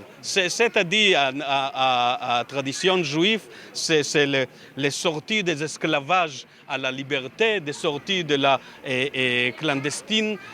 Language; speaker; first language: French; non-native, learner; Hebrew